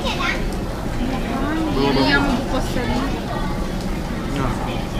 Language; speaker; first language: Russian; native; Russian